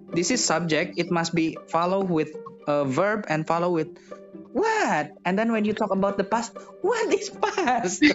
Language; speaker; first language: English; non-native, fluent; Indonesian